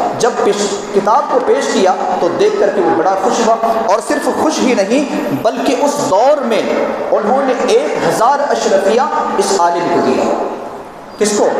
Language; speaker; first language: Urdu; native; Urdu